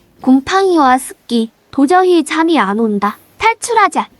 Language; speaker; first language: Korean; native; Korean